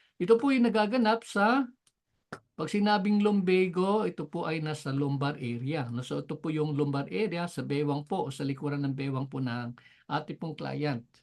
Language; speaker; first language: Filipino; non-native, local second language; Cebuano